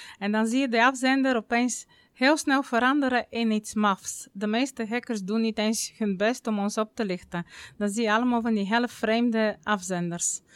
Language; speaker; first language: Dutch; non-native, fluent; Bulgarian